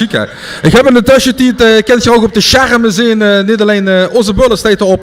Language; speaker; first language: Dutch; native; Dutch